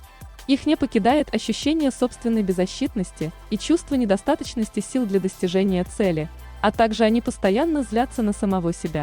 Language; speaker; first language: Russian; native; Russian